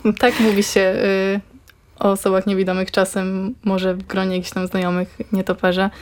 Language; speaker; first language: Polish; native; Polish